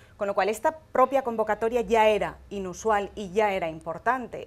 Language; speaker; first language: Spanish; native; Spanish